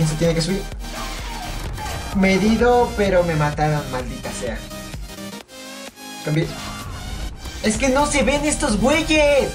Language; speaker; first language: Spanish; native; Spanish